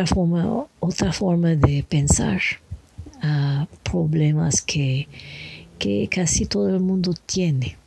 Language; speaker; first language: Spanish; non-native, fluent; French